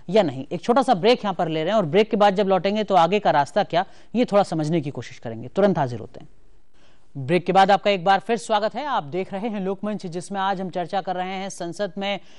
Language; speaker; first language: Hindi; native; Hindi